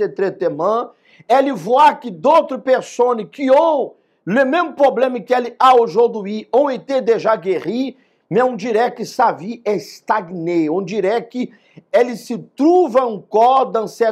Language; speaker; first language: French; non-native, fluent; Portuguese